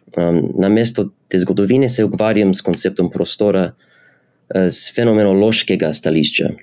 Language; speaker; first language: Slovenian; non-native, fluent; English